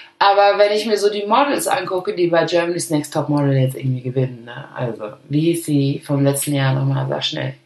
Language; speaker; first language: German; early bilingual, other home language; Arabic